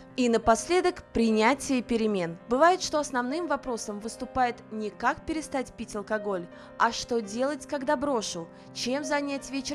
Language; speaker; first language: Russian; native; Russian